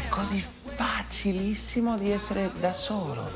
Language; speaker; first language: Italian; non-native, fluent; English